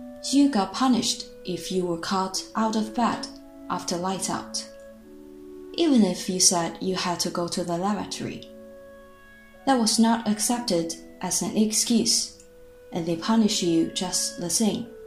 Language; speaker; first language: English; non-native, fluent; Chinese